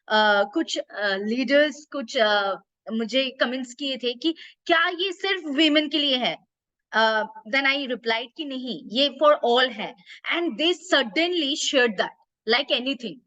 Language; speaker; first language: Hindi; native; Hindi